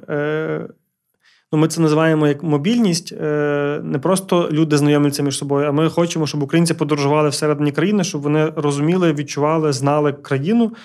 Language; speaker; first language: Ukrainian; early bilingual, heritage; Ukrainian